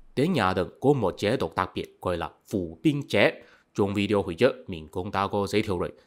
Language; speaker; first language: Vietnamese; non-native, fluent; Chinese